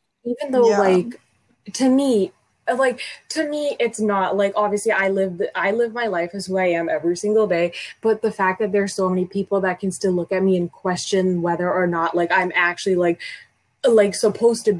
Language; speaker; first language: English; early bilingual, other home language; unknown